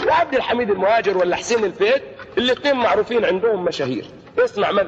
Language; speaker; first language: Arabic; native; Arabic